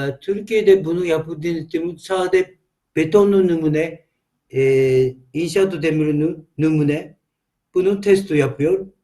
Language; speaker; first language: Turkish; non-native, learner; Japanese